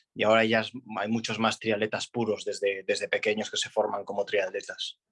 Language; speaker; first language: Spanish; native; Spanish